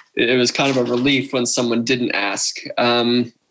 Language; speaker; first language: English; native; English